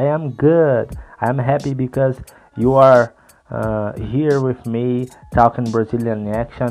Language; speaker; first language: English; non-native, learner; Portuguese